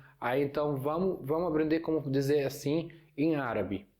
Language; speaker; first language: Portuguese; non-native, fluent; Arabic